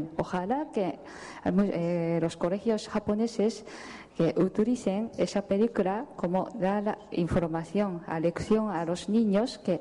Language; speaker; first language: Spanish; non-native, fluent; Japanese